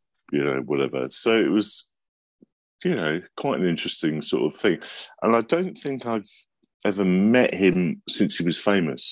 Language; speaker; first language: English; native; English